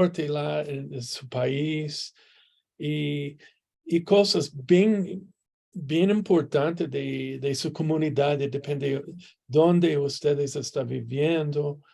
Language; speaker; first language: Spanish; non-native, learner; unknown